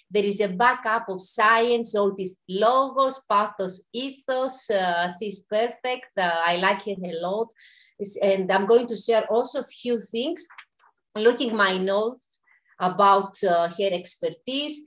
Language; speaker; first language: English; non-native, fluent; Greek